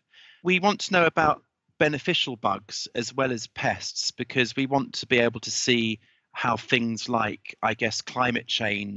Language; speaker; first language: English; native; English